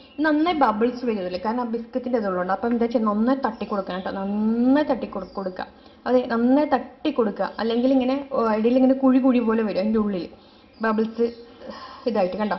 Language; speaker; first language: Malayalam; native; Malayalam